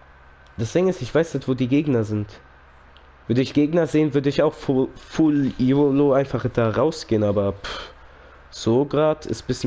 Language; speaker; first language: German; native; German